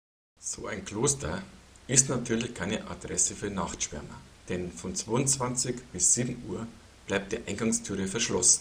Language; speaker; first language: German; native; German